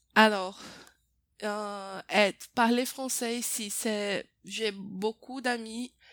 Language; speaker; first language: French; non-native, fluent; Portuguese